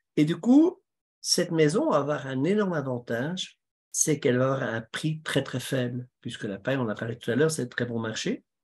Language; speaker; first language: French; native; French